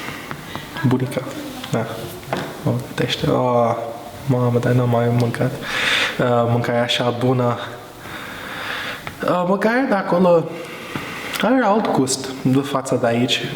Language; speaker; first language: Romanian; early bilingual, heritage; English